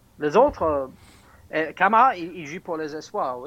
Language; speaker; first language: French; non-native, fluent; English